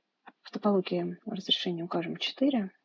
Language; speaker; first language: Russian; native; Russian